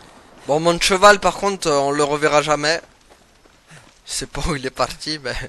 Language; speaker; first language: French; native; French